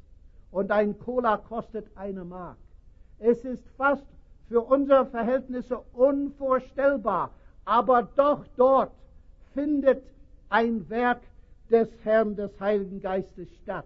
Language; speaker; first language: German; non-native, fluent; English